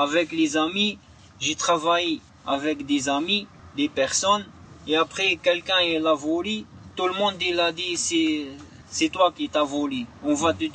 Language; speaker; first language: French; non-native, learner; Arabic